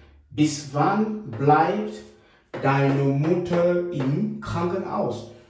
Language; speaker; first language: German; non-native, learner; French